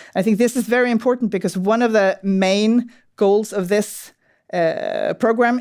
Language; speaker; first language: English; non-native, fluent; Norwegian